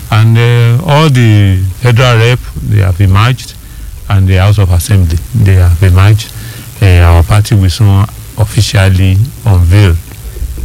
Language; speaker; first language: English; non-native, local second language; Yoruba